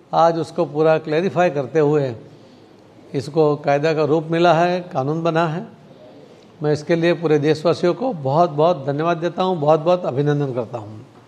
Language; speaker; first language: Hindi; non-native, local second language; Marathi